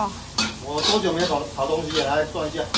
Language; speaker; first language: Chinese; native; Chinese